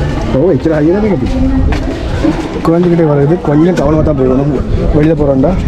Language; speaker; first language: Tamil; native; Tamil